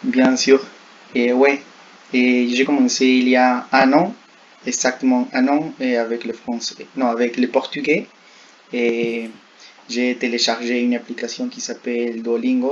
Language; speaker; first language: French; non-native, learner; Spanish